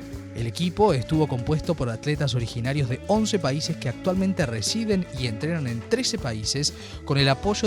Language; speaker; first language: Spanish; native; Spanish